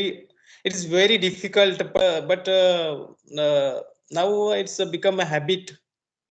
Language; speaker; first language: English; non-native, learner; Marathi